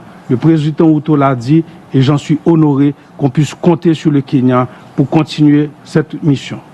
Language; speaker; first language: French; non-native, local second language; Haitian Creole